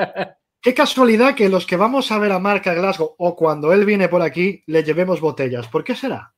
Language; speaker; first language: Spanish; native; Spanish